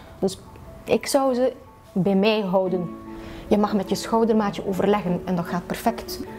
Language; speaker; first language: Dutch; native; Dutch